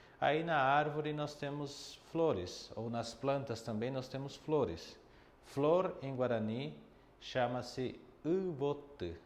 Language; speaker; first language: Portuguese; non-native, fluent; Guarani